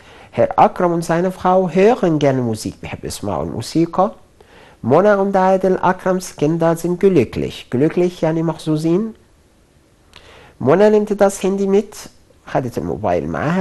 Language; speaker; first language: German; non-native, fluent; Arabic